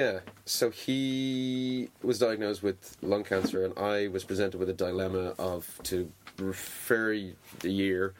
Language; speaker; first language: English; native; English